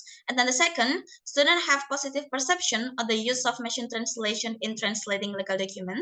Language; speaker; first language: English; non-native, learner; Indonesian